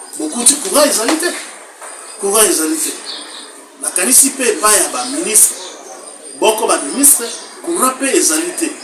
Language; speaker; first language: Lingala; native; Lingala